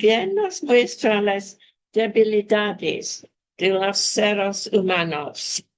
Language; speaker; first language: Spanish; non-native, fluent; English